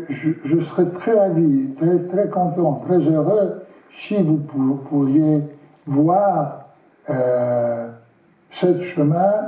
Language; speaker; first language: French; non-native, learner; Russian